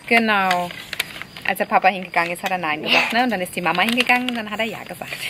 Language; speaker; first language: German; non-native, fluent; Italian